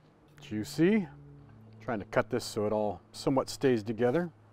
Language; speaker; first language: English; native; English